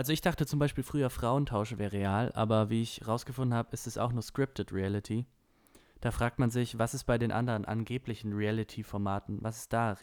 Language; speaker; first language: German; native; German